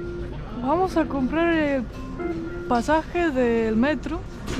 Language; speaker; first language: Spanish; native; Spanish